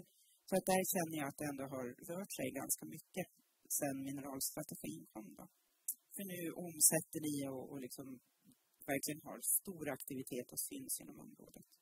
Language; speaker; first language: Swedish; native; Swedish